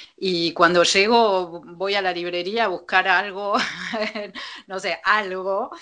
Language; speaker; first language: Spanish; native; Spanish